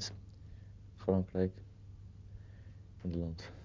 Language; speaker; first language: Dutch; non-native, learner; Arabic